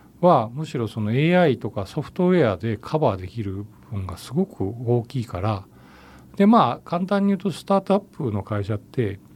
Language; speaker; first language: Japanese; native; Japanese